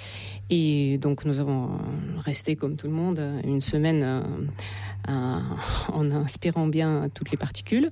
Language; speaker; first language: French; non-native, fluent; Russian